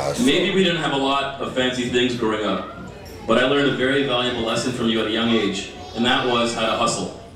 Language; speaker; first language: English; early bilingual, other home language; Greek